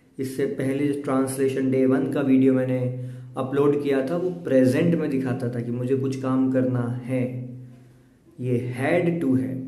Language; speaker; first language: Hindi; native; Hindi